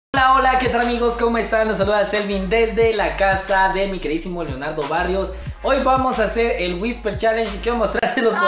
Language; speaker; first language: Spanish; native; Spanish